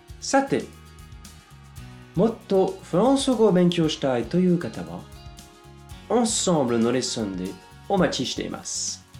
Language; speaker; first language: Japanese; non-native, fluent; French